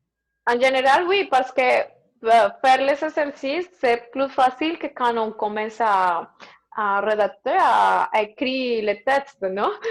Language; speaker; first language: French; non-native, learner; Spanish